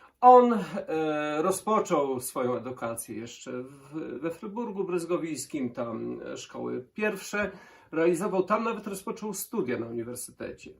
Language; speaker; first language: Polish; native; Polish